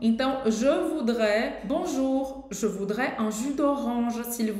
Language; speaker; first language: French; non-native, fluent; Portuguese